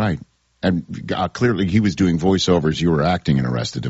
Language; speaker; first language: English; native; English